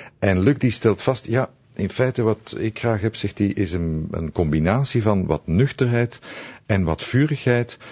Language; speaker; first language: Dutch; native; Dutch